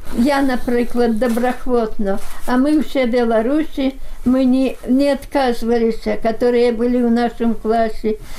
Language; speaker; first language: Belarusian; native; Belarusian